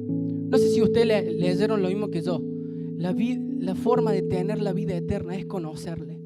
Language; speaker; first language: Spanish; native; Spanish